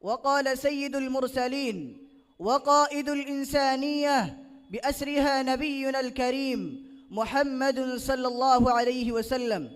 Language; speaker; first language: Arabic; non-native, learner; Bangla